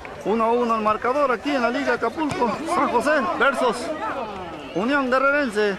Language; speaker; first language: Spanish; native; Spanish